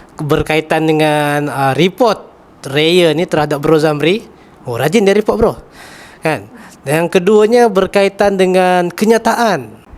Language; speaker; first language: Malay; native; Malay